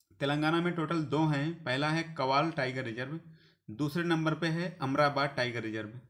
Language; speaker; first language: Hindi; native; Hindi